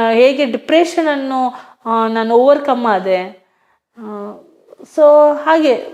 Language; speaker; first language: Kannada; non-native, local second language; Hindi